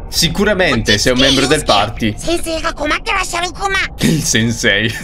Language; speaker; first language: Italian; native; Italian